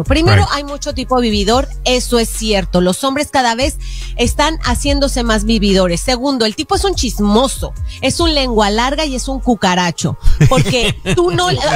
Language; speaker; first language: Spanish; native; Spanish